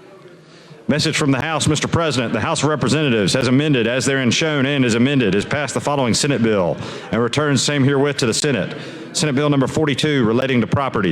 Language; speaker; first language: English; native; English